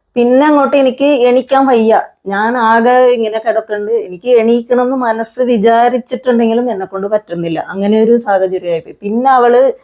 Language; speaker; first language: Malayalam; non-native, local second language; Konkani